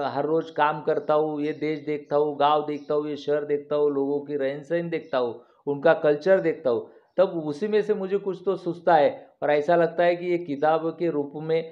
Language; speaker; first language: Hindi; non-native, local second language; Marathi